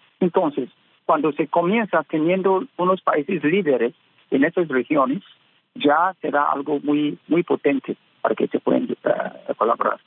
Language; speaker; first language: Spanish; non-native, fluent; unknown